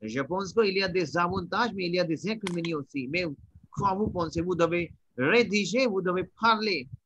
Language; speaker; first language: French; non-native, learner; Hindi